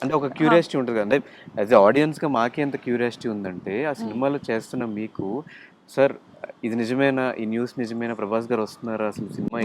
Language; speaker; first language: Telugu; native; Telugu